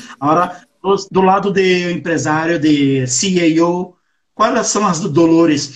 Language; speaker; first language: Portuguese; non-native, learner; Spanish